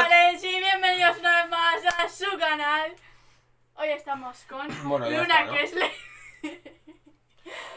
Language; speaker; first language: Spanish; native; Spanish